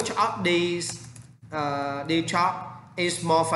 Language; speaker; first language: English; non-native, learner; Vietnamese